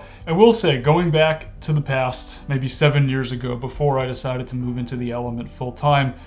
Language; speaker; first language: English; native; English